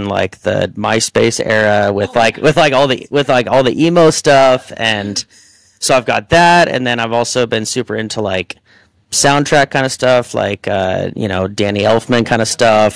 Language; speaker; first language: English; native; English